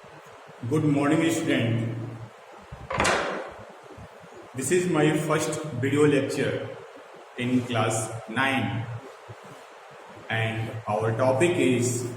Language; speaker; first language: English; non-native, local second language; Hindi